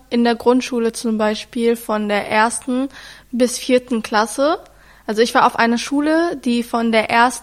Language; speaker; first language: German; early bilingual, other home language; Arabic